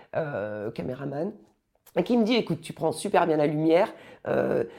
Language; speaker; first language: French; native; French